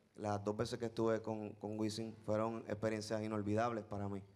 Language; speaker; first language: Spanish; native; Spanish